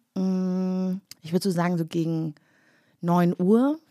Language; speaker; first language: German; early bilingual, other home language; Kinyarwanda